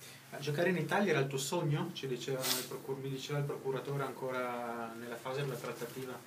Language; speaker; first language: Italian; native; Italian